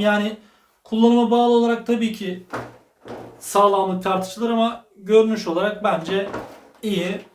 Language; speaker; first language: Turkish; native; Turkish